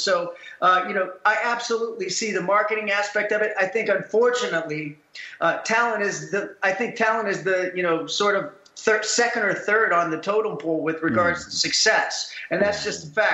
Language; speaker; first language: English; native; English